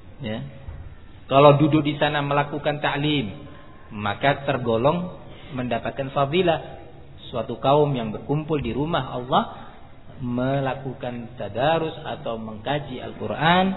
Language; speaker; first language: Indonesian; non-native, local second language; Madurese